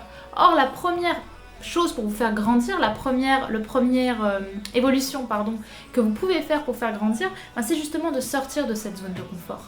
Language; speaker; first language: French; native; French